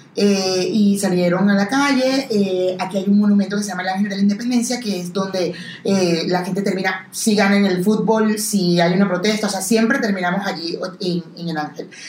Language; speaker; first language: Spanish; native; Spanish